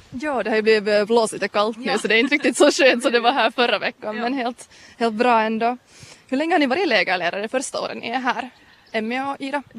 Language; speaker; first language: Swedish; native; Swedish